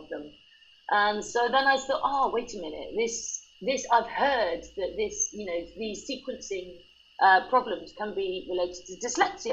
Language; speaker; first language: English; native; English